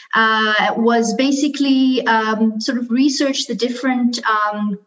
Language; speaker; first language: English; non-native, local second language; Urdu